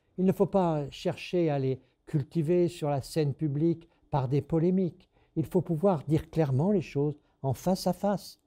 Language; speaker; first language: French; native; French